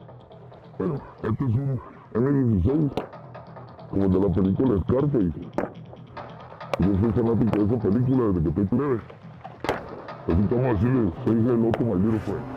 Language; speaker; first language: Spanish; native; Spanish